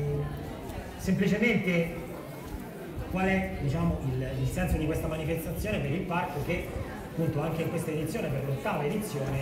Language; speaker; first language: Italian; native; Italian